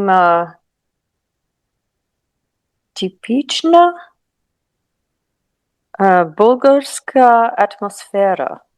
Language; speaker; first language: Bulgarian; non-native, learner; English